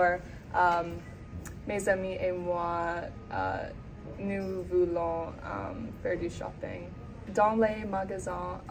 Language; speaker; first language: French; non-native, learner; English